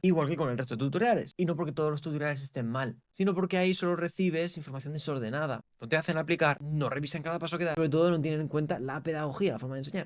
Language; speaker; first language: Spanish; native; Spanish